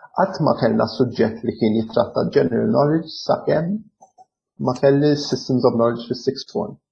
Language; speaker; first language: Maltese; early bilingual, other home language; English